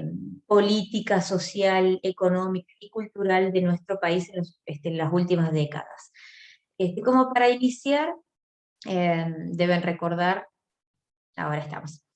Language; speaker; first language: Spanish; native; Spanish